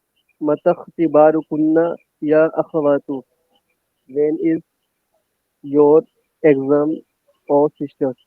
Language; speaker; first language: Arabic; non-native, learner; Urdu